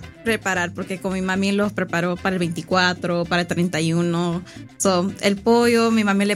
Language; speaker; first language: Spanish; early bilingual, heritage; Spanish